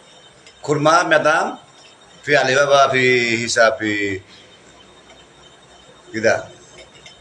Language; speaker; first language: Arabic; non-native, learner; Bangla